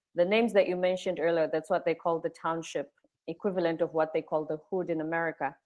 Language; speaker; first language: English; non-native, local second language; Zulu